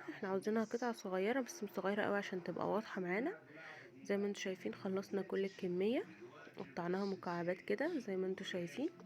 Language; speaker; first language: Arabic; native; Arabic